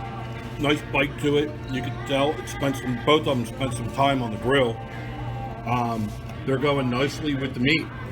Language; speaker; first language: English; native; English